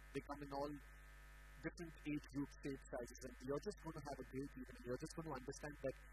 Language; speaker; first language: English; non-native, local second language; Marathi